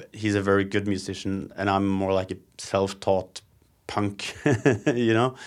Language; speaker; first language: English; non-native, fluent; Norwegian